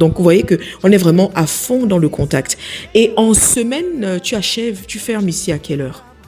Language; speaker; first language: French; native; French